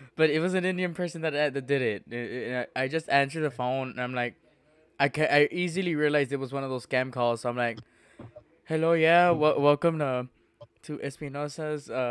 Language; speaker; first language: English; early bilingual, other home language; Spanish